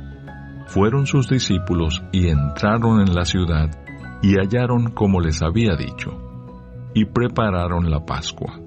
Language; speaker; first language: Spanish; native; Spanish